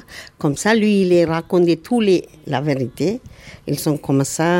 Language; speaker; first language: French; non-native, learner; Tamil